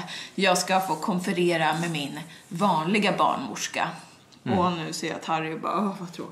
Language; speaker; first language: Swedish; native; Swedish